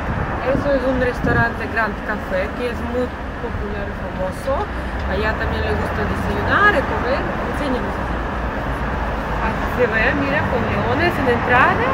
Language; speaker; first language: Spanish; non-native, learner; Russian